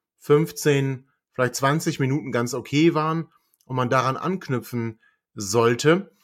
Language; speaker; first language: German; native; German